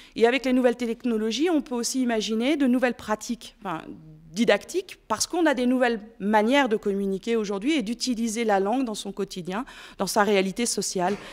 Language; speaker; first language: French; native; French